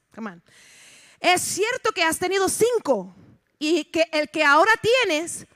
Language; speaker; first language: Spanish; early bilingual, heritage; Spanish